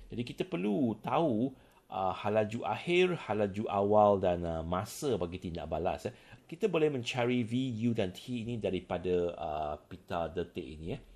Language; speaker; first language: Malay; non-native, local second language; Chinese